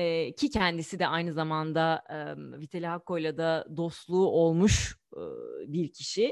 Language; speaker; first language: Turkish; native; Turkish